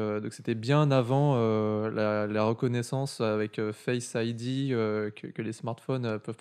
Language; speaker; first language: French; native; French